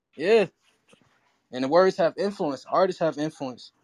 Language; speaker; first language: English; early bilingual, other home language; Haitian Creole